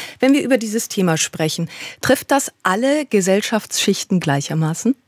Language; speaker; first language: German; native; German